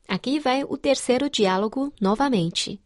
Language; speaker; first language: Portuguese; non-native, fluent; Chinese